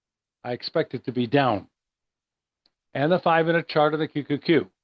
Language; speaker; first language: English; native; English